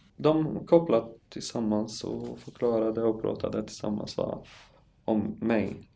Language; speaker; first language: Swedish; non-native, learner; Arabic